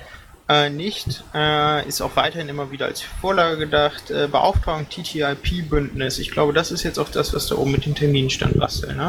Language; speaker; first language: German; native; German